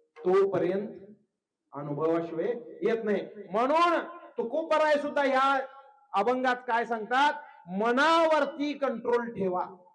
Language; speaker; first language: Marathi; non-native, local second language; Kannada